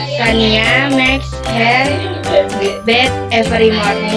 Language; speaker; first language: English; non-native, learner; Indonesian